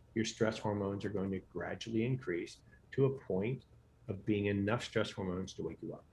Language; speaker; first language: English; native; English